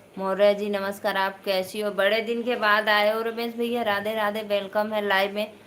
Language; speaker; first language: Hindi; native; Hindi